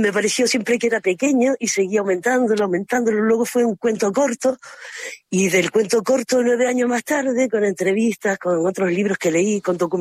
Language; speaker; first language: Spanish; native; Spanish